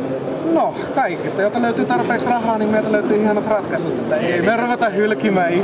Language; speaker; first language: Finnish; native; Finnish